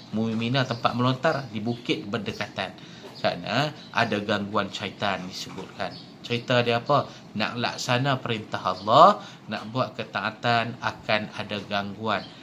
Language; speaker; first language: Malay; native; Malay